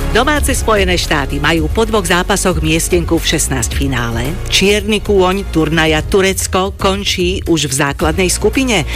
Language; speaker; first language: Slovak; native; Slovak